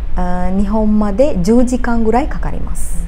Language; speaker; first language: Japanese; non-native, learner; Sinhala